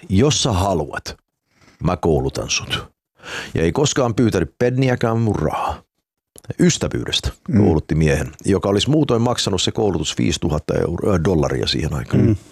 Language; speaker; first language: Finnish; early bilingual, heritage; Finnish